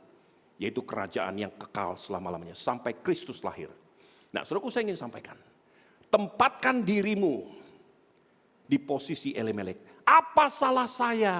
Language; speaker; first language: Indonesian; native; Indonesian